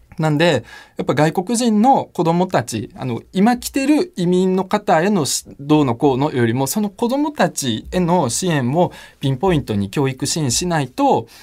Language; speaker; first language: Japanese; early bilingual, other home language; Russian